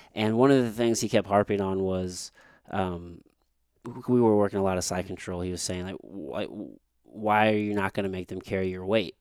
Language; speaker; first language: English; native; English